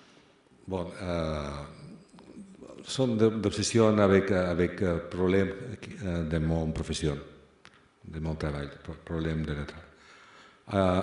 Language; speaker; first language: French; non-native, fluent; Spanish